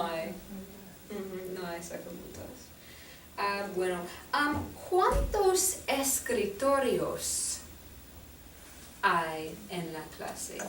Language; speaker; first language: Spanish; non-native, fluent; English